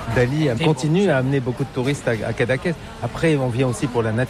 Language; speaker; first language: French; native; French